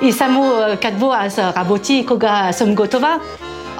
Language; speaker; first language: Bulgarian; non-native, learner; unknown